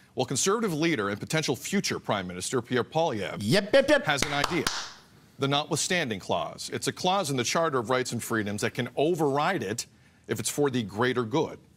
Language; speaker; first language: English; native; English